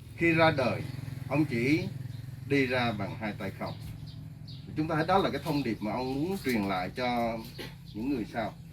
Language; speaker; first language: Vietnamese; non-native, local second language; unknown